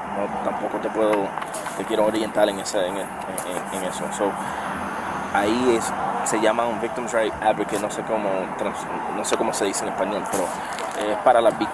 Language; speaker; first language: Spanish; early bilingual, other home language; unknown